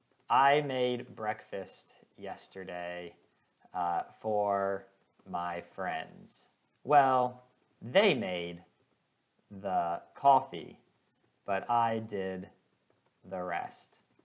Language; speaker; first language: English; native; English